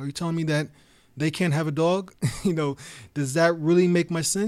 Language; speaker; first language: English; native; English